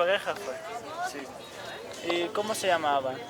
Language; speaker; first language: Spanish; non-native, learner; English